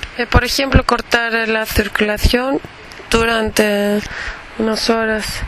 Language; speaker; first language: Spanish; non-native, fluent; Greek